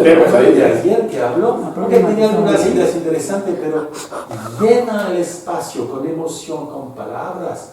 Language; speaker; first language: Spanish; non-native, fluent; French